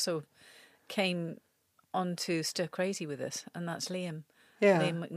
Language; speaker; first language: English; native; English